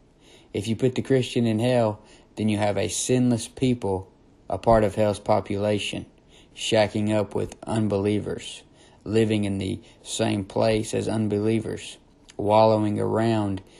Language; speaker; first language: English; native; English